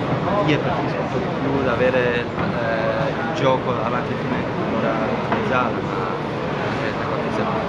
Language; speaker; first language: Italian; non-native, fluent; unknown